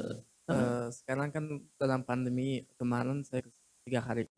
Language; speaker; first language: Indonesian; non-native, fluent; Uzbek